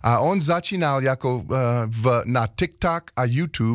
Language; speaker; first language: Czech; non-native, learner; English